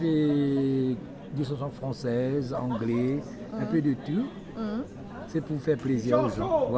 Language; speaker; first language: French; native; French